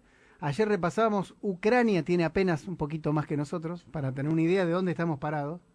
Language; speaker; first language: Spanish; native; Spanish